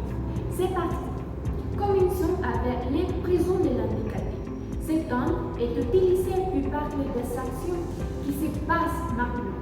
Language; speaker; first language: French; non-native, learner; Spanish